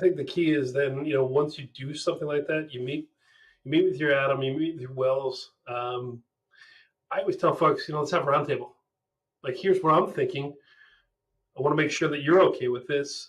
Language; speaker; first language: English; native; English